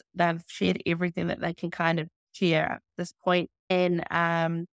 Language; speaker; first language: English; native; English